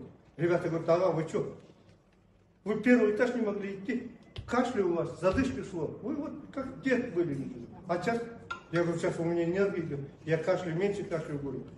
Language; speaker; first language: Russian; non-native, local second language; Kazakh